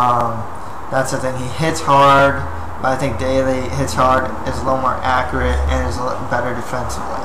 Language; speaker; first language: English; native; English